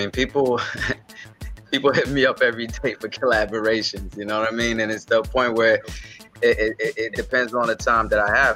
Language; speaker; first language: English; native; English